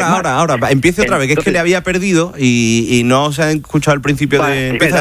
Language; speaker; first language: Spanish; native; Spanish